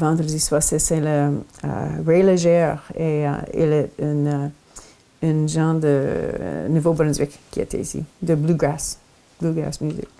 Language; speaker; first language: French; non-native, local second language; English